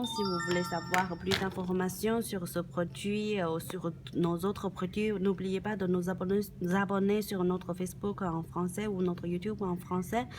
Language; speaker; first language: French; non-native, learner; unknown